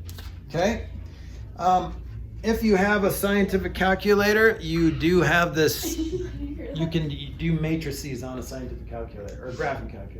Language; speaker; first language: English; native; English